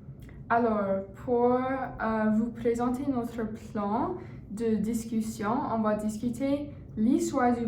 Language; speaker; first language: French; non-native, learner; English